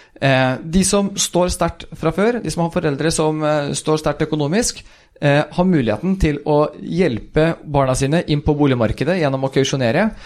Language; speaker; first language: Norwegian; early bilingual, other home language; Swedish